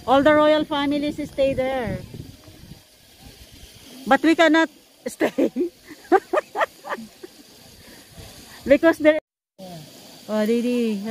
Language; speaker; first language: English; non-native, local second language; Filipino